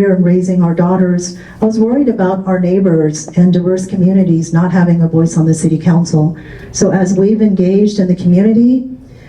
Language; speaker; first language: English; early bilingual, other home language; Cantonese